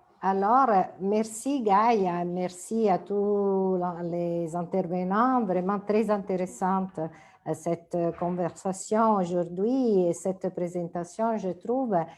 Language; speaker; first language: French; non-native, fluent; Italian